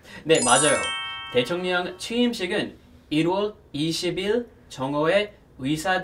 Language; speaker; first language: Korean; non-native, fluent; English